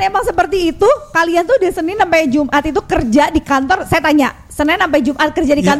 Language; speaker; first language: Indonesian; native; Indonesian